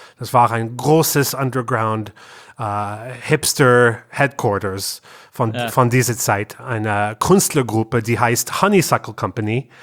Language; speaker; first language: German; non-native, learner; English